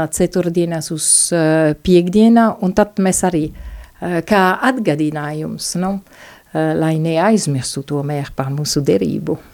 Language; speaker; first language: Latvian; non-native, fluent; French